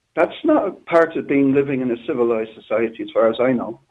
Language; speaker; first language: English; native; English